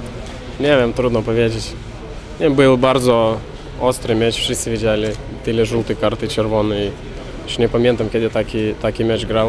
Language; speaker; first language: Polish; non-native, learner; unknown